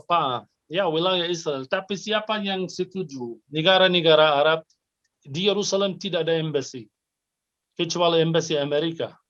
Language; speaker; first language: Indonesian; non-native, fluent; Arabic